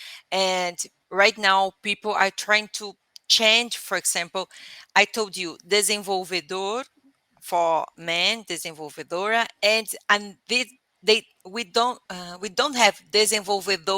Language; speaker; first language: English; non-native, learner; Portuguese